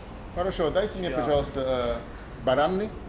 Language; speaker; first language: Russian; non-native, learner; English